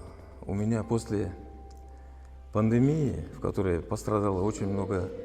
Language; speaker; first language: Russian; native; Russian